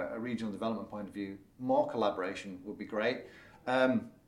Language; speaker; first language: English; native; English